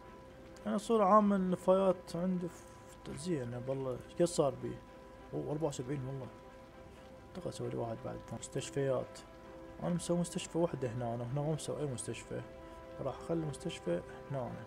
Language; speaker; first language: Arabic; native; Arabic